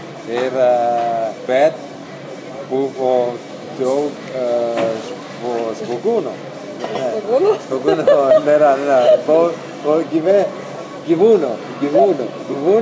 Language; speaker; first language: Lithuanian; non-native, learner; Italian